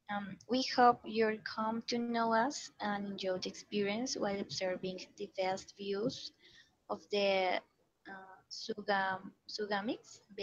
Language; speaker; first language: English; non-native, learner; Spanish